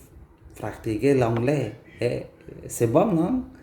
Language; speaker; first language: French; non-native, learner; Indonesian